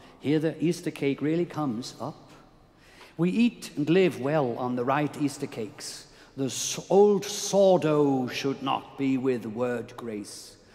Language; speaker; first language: English; non-native, fluent; German